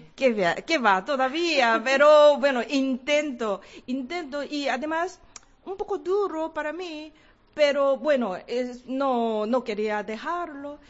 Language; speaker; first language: Spanish; non-native, learner; Korean